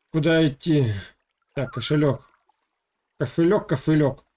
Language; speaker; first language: Russian; native; Russian